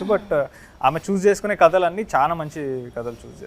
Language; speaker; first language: Telugu; native; Telugu